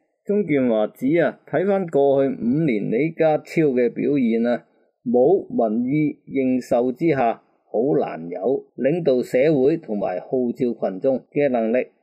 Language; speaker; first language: Cantonese; native; Cantonese